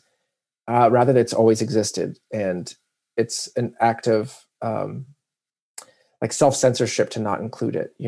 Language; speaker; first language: English; native; English